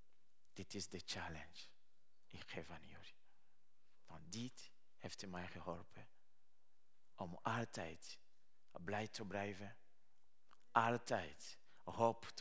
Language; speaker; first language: Dutch; non-native, learner; Rundi